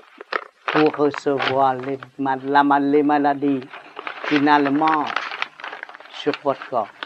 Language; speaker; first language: French; non-native, learner; Vietnamese